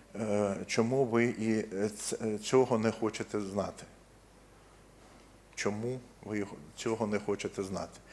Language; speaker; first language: Ukrainian; non-native, local second language; Russian